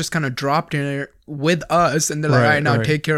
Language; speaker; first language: English; early bilingual, other home language; Punjabi